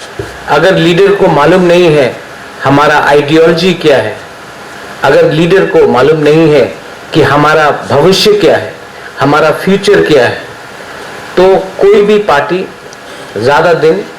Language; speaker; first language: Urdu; non-native, local second language; Kok Borok